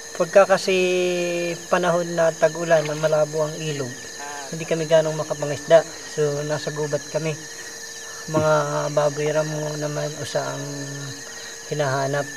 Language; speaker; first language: Filipino; non-native, local second language; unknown